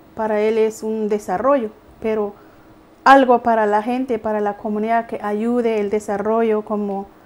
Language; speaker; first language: Spanish; native; Spanish